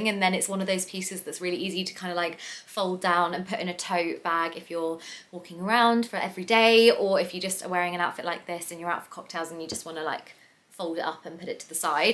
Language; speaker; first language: English; native; English